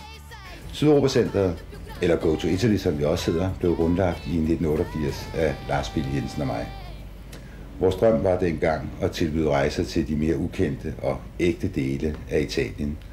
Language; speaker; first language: Danish; native; Danish